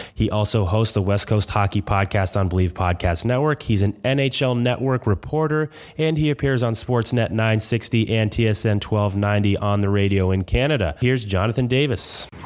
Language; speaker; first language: English; native; English